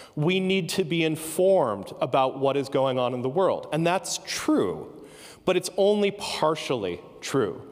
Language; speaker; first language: English; native; English